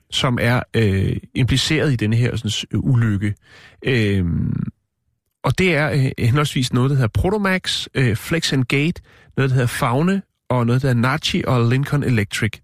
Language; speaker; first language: Danish; native; Danish